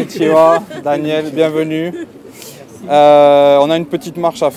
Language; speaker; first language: French; native; French